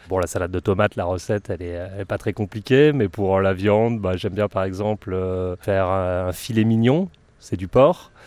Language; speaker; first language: French; native; French